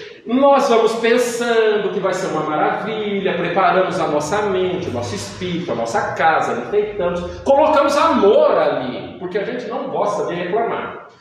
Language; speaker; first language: Portuguese; native; Portuguese